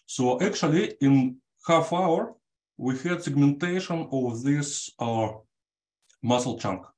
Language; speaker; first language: English; non-native, fluent; Russian